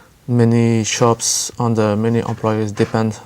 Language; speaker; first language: English; non-native, learner; French